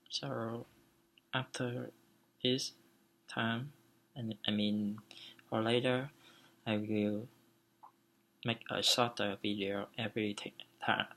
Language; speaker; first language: English; non-native, learner; Vietnamese